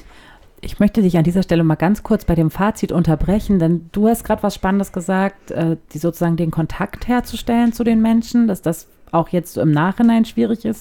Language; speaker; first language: German; native; German